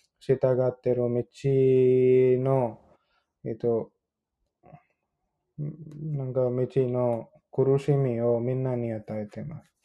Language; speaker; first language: Japanese; non-native, learner; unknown